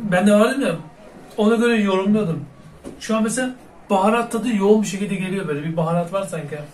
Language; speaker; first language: Turkish; native; Turkish